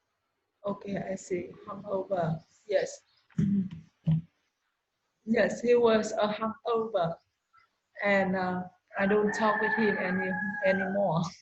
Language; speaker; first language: English; non-native, learner; Vietnamese